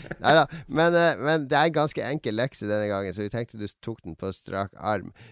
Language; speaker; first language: Norwegian; native; Norwegian